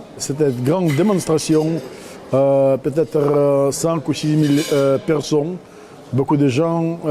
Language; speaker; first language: French; non-native, learner; Russian